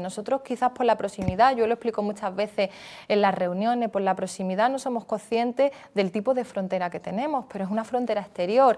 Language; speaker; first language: Spanish; native; Spanish